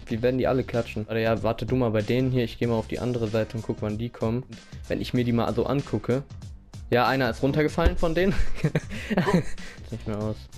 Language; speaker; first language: German; native; German